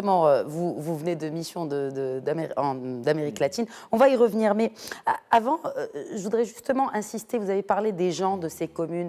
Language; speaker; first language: French; non-native, local second language; Arabic